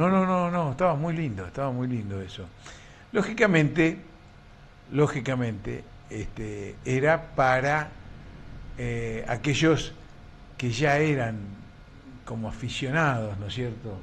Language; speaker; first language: Spanish; native; Spanish